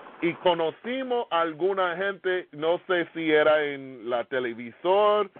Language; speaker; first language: Spanish; non-native, fluent; English